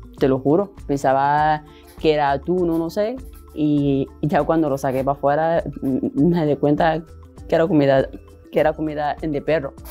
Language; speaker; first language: Spanish; non-native, fluent; Arabic